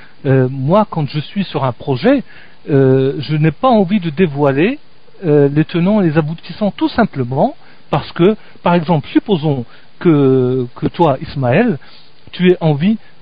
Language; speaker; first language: French; native; French